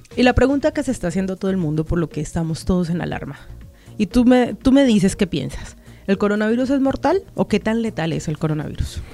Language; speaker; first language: Spanish; native; Spanish